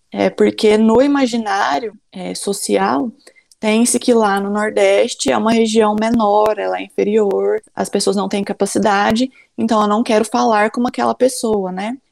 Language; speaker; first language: Portuguese; native; Portuguese